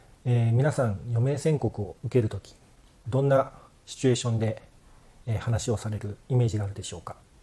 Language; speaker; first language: Japanese; native; Japanese